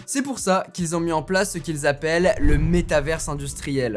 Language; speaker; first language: French; native; French